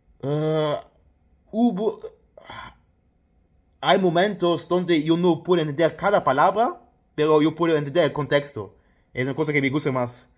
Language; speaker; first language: Spanish; non-native, fluent; Luxembourgish